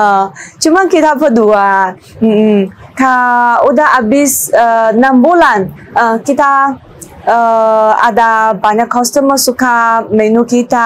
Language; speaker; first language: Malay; non-native, learner; Chinese